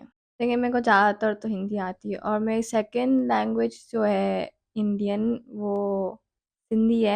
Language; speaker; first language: Hindi; early bilingual, heritage; Hindi